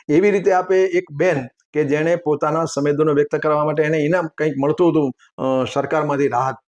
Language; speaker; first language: Gujarati; native; Gujarati